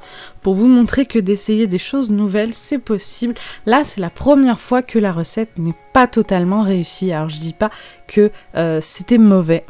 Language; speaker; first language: French; native; French